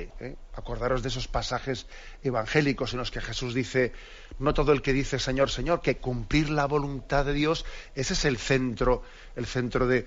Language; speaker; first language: Spanish; native; Spanish